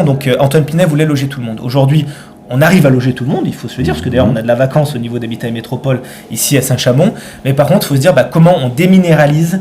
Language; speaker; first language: French; native; French